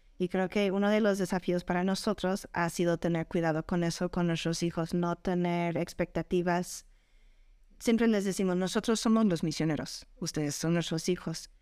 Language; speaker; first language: Spanish; non-native, fluent; English